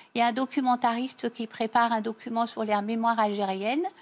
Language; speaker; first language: French; native; French